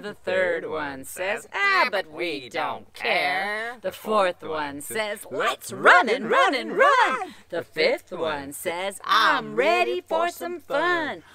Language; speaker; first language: English; native; English